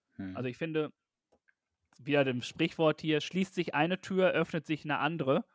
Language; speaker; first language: German; native; German